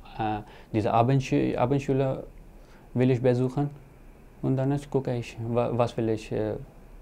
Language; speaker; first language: German; non-native, learner; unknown